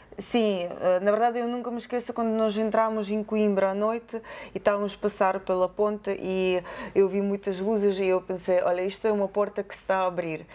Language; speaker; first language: Portuguese; non-native, fluent; Ukrainian